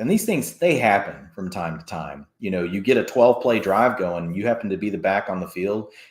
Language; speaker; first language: English; native; English